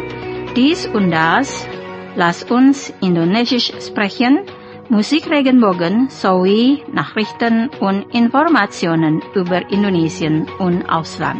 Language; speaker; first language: German; non-native, fluent; Indonesian